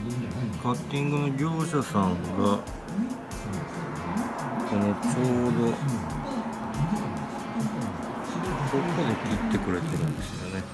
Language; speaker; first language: Japanese; native; Japanese